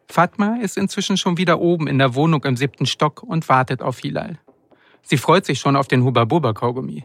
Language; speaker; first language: German; native; German